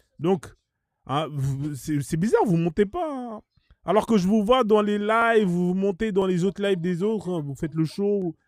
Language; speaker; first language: French; native; French